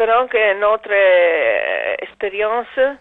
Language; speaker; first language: French; non-native, learner; Italian